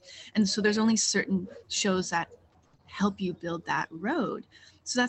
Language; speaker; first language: English; native; English